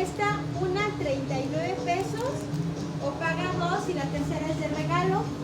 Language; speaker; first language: Spanish; native; Spanish